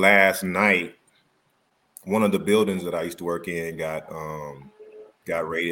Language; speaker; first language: English; native; English